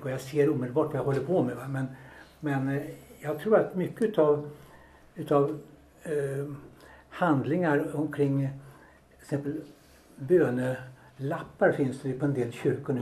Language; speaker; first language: Swedish; native; Swedish